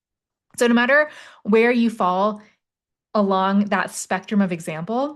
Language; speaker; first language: English; native; English